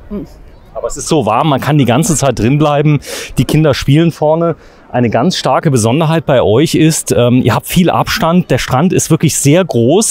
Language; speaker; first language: German; native; German